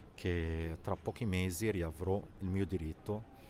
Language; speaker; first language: Italian; non-native, fluent; Arabic